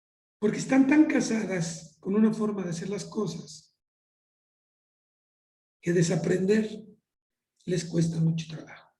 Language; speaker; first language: Spanish; native; Spanish